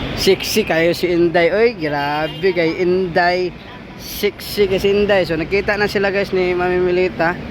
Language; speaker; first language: Filipino; non-native, local second language; Cebuano